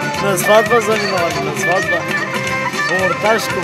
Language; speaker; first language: Bulgarian; non-native, local second language; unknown